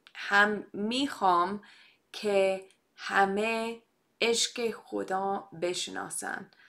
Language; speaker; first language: Persian; non-native, fluent; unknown